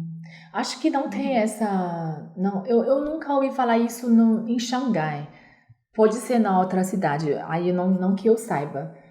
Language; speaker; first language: Portuguese; non-native, learner; Chinese